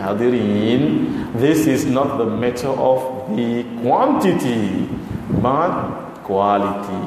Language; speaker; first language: English; non-native, local second language; Malay